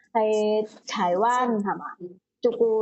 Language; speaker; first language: Cantonese; native; Cantonese